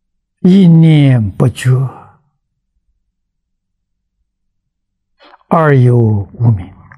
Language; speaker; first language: Chinese; native; Chinese